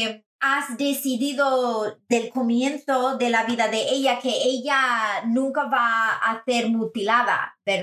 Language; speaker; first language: Spanish; non-native, fluent; English